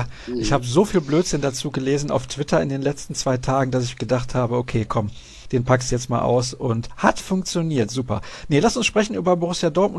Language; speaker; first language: German; native; German